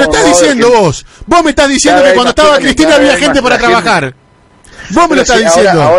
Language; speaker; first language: Spanish; native; Spanish